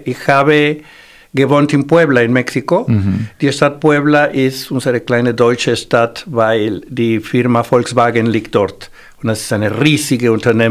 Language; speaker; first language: German; non-native, fluent; Spanish